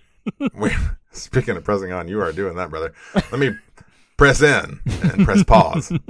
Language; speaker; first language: English; native; English